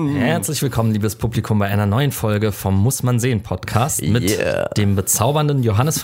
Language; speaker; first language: German; native; German